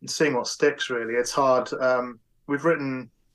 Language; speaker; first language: English; native; English